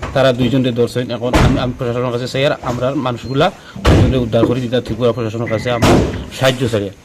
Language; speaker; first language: Bangla; native; Bangla